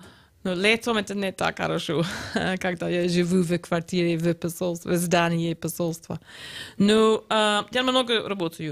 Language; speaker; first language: Russian; non-native, learner; English